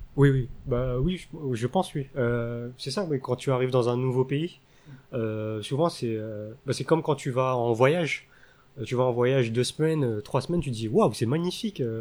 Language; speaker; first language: French; early bilingual, other home language; Min Nan Chinese